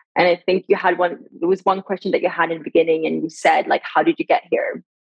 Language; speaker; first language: English; early bilingual, other home language; Persian